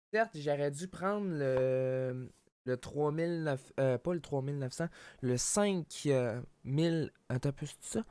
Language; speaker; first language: French; native; French